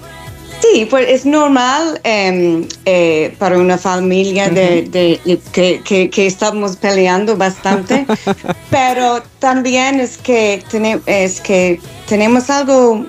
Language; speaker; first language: Spanish; non-native, fluent; English